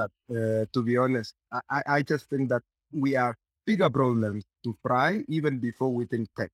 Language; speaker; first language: English; non-native, local second language; Kikuyu